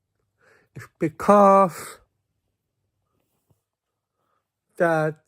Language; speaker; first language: English; non-native, fluent; Swedish